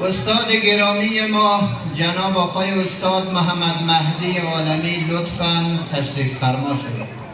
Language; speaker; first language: Persian; native; Persian